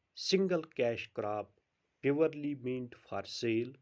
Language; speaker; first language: English; non-native, local second language; Urdu